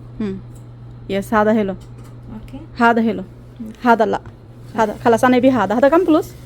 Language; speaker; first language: Arabic; non-native, learner; Bangla